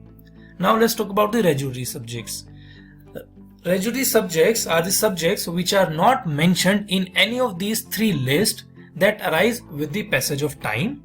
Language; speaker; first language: English; non-native, local second language; Hindi